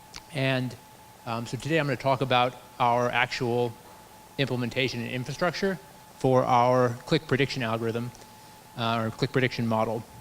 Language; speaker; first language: English; native; English